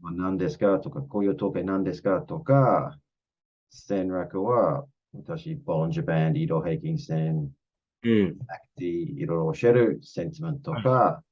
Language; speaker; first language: Japanese; non-native, fluent; English